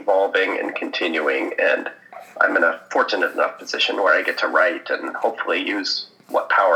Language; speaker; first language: English; native; English